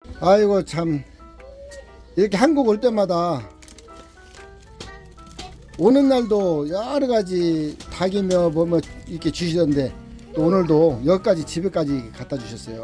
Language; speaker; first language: Korean; native; Korean